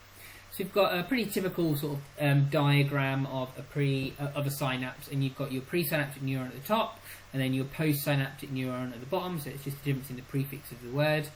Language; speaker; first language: English; native; English